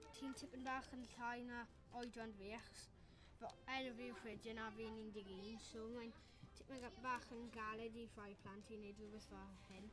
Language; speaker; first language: Welsh; non-native, local second language; English